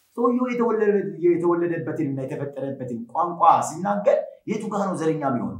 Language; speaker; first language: Amharic; non-native, local second language; Sidamo